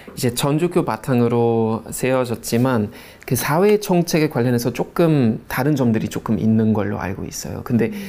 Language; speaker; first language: Korean; non-native, fluent; German